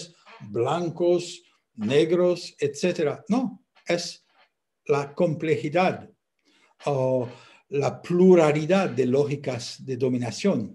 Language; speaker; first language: Spanish; non-native, fluent; French